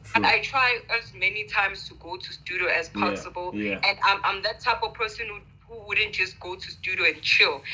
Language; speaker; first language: English; non-native, local second language; Zulu